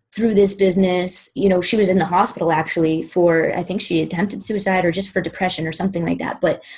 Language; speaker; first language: English; native; English